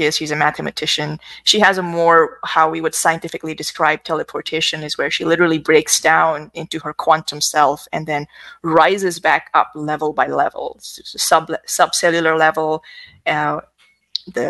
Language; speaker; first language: English; non-native, local second language; Urdu